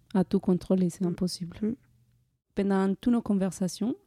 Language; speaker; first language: French; non-native, fluent; Spanish